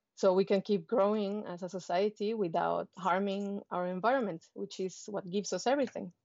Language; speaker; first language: English; non-native, fluent; Spanish